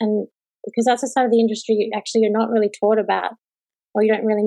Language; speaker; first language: English; native; English